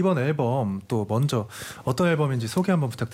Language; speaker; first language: Korean; native; Korean